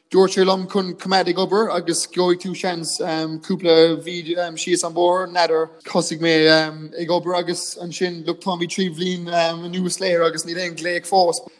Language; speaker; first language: Irish; non-native, local second language; English